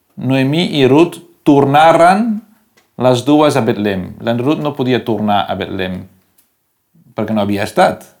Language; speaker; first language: Catalan; non-native, local second language; Spanish